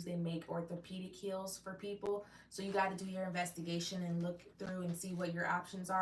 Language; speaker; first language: English; native; English